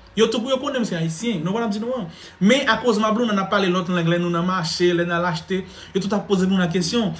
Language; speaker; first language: Haitian Creole; native; Haitian Creole